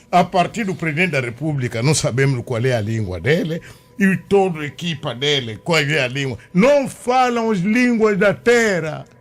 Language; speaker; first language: Portuguese; non-native, local second language; Kongo